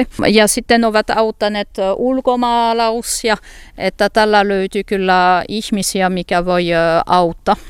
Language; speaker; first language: Finnish; non-native, fluent; French